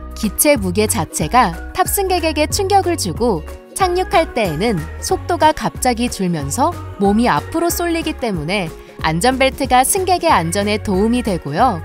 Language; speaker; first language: Korean; native; Korean